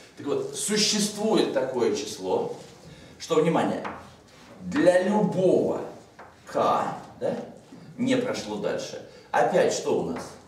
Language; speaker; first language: Russian; native; Russian